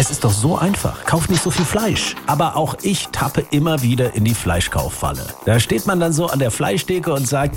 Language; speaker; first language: German; native; German